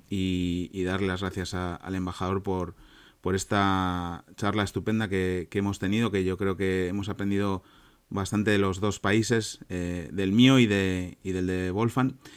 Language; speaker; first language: Spanish; native; Spanish